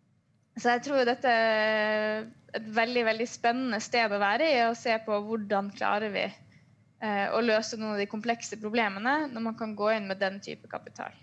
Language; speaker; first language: Norwegian; native; Norwegian